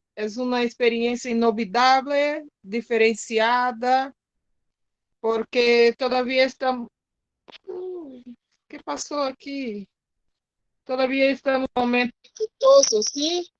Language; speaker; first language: Spanish; non-native, learner; Portuguese